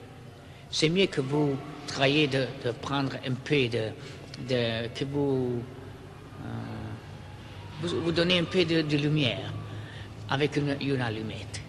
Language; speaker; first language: French; non-native, fluent; Italian